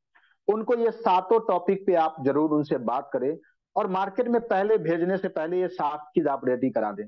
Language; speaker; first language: Hindi; native; Hindi